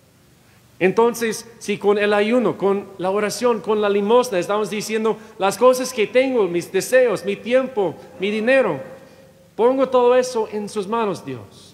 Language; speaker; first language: Spanish; non-native, fluent; English